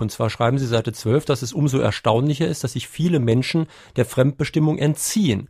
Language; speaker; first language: German; native; German